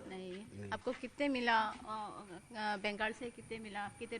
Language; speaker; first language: Hindi; non-native, local second language; Malayalam